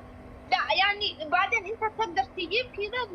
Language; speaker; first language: Arabic; non-native, learner; Oromo